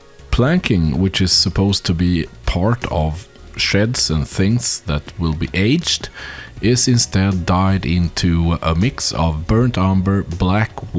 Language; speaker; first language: English; non-native, fluent; Swedish